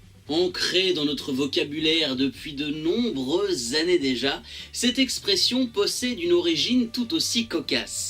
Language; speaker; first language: French; native; French